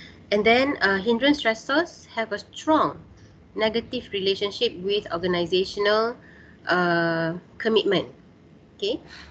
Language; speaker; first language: English; non-native, local second language; Malay